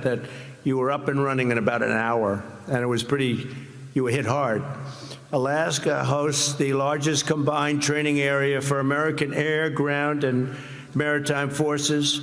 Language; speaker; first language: English; native; English